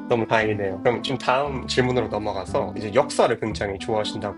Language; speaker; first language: Korean; native; Korean